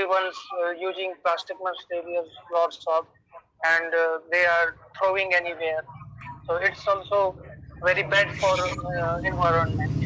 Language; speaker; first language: English; non-native, learner; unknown